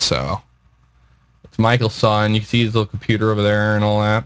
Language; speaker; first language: English; native; English